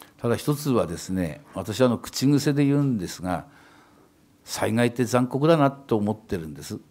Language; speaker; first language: Japanese; native; Japanese